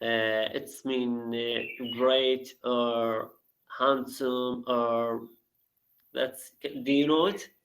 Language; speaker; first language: English; non-native, learner; Arabic